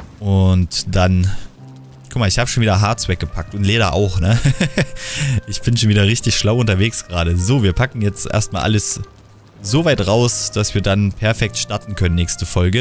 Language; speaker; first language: German; native; German